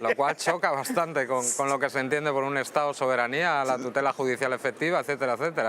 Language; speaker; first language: Spanish; native; Spanish